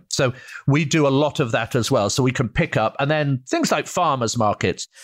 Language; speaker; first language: English; native; English